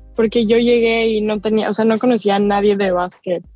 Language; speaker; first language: Spanish; early bilingual, other home language; English